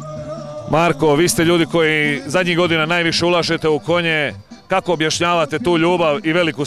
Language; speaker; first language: Serbian; native; Serbian